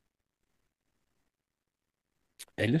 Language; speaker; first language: German; native; German